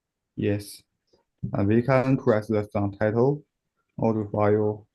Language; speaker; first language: English; non-native, learner; Chinese